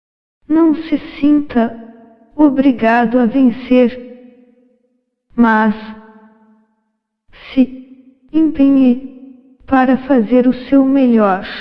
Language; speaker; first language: Portuguese; native; Portuguese